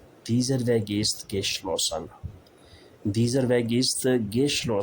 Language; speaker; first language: German; non-native, learner; Urdu